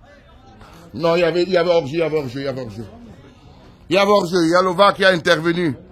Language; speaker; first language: French; native; French